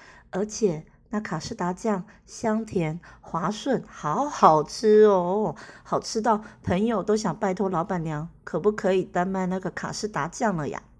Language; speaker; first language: Chinese; native; Chinese